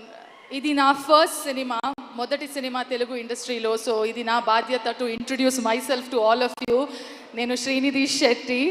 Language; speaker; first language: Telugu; non-native, learner; Kannada